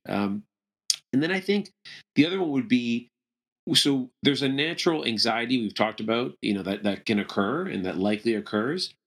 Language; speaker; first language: English; native; English